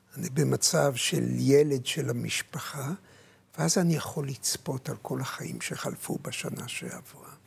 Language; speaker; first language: Hebrew; native; Hebrew